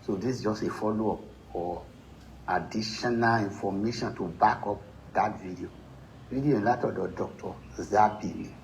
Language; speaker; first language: English; non-native, local second language; Yoruba